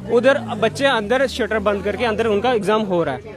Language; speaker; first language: Hindi; native; Hindi